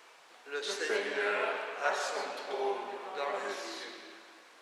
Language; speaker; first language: French; native; French